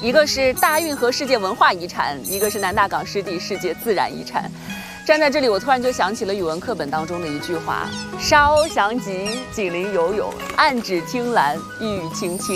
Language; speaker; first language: Chinese; native; Chinese